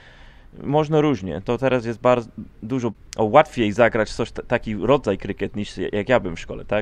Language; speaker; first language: Polish; non-native, fluent; English